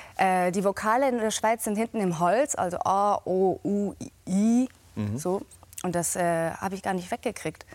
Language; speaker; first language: German; native; German